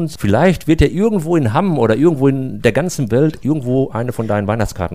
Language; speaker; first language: German; native; German